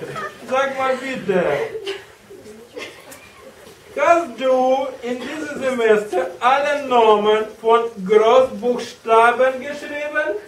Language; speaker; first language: German; non-native, learner; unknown